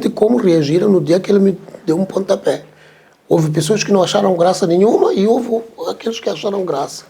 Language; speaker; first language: Portuguese; non-native, local second language; Tsonga